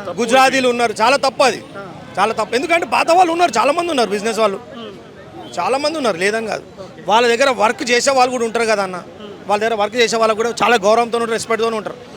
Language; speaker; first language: Telugu; native; Telugu